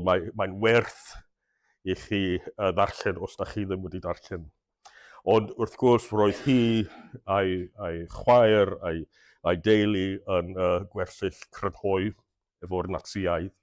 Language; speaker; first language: Welsh; non-native, fluent; English